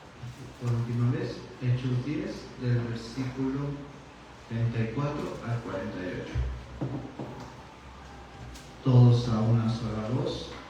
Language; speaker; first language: Spanish; native; Spanish